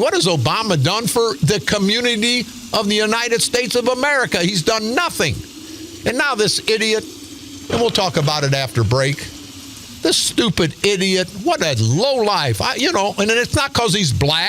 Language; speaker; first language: English; native; English